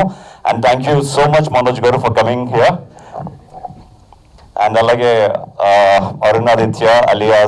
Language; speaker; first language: Telugu; native; Telugu